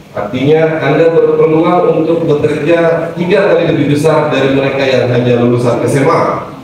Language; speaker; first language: Indonesian; native; Indonesian